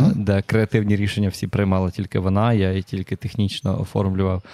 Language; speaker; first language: Ukrainian; native; Ukrainian